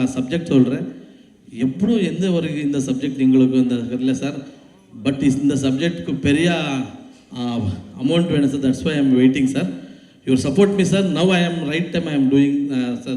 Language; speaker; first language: Tamil; non-native, learner; Kannada